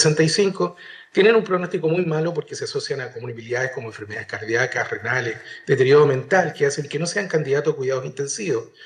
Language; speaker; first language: Spanish; native; Spanish